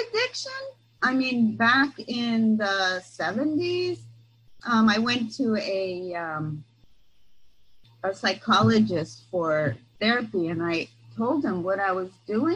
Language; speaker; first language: English; native; English